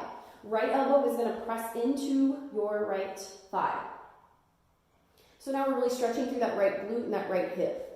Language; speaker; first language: English; native; English